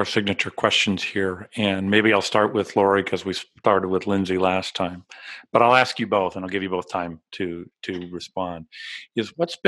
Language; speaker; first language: English; native; English